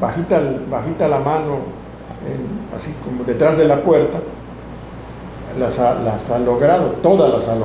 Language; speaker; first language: Spanish; native; Spanish